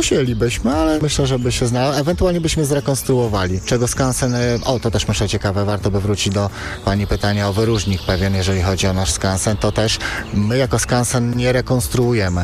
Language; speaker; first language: Polish; native; Polish